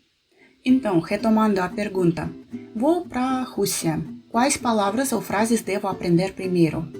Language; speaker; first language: Portuguese; non-native, fluent; Russian